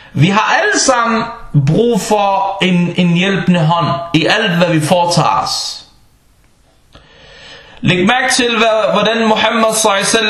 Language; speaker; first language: Danish; non-native, fluent; Arabic